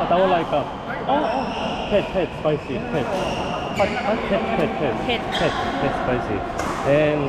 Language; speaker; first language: English; non-native, learner; Korean